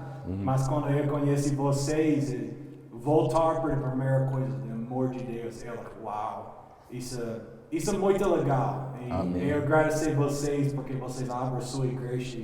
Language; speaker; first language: Portuguese; non-native, learner; English